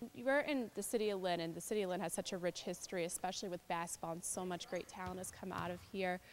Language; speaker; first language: English; native; English